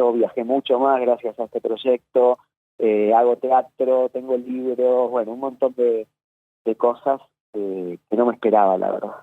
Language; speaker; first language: Spanish; native; Spanish